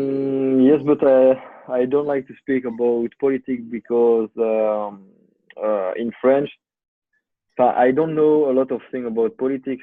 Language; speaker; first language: English; non-native, learner; French